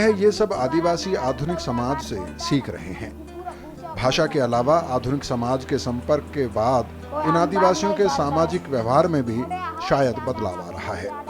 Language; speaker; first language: Hindi; native; Hindi